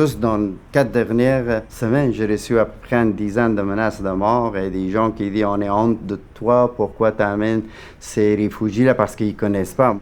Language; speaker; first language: French; non-native, fluent; Persian